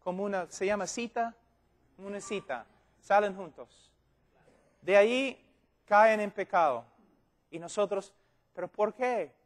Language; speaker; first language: Spanish; non-native, fluent; English